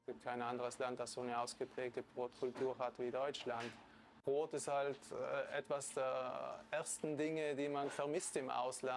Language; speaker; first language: German; native; German